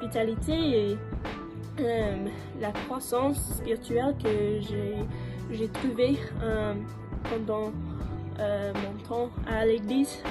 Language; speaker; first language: French; non-native, learner; English